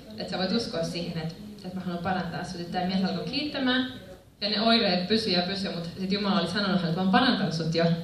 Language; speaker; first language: Finnish; early bilingual, other home language; Spanish